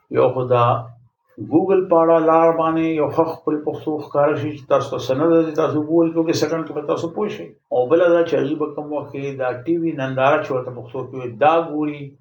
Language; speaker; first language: Pashto; native; Pashto